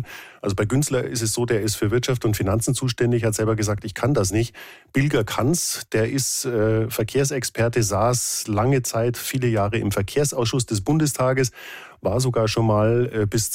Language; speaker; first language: German; native; German